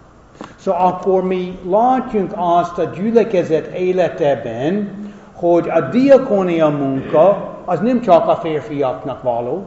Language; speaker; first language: Hungarian; non-native, fluent; English